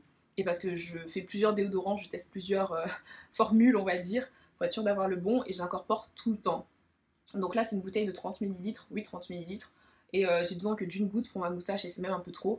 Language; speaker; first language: French; native; French